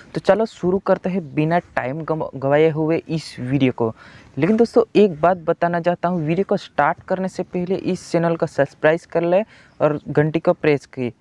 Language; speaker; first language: Hindi; non-native, local second language; Gujarati